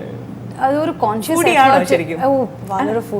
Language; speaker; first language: Malayalam; non-native, learner; Kannada